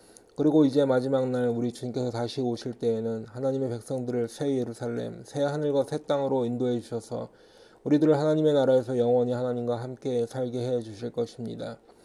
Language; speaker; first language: Korean; native; Korean